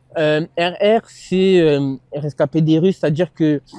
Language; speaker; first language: French; native; French